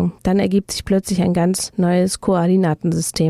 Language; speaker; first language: German; native; German